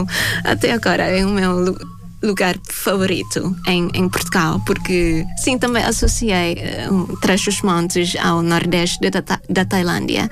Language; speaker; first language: Portuguese; non-native, fluent; Thai